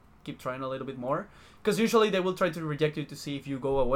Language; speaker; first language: English; non-native, fluent; Spanish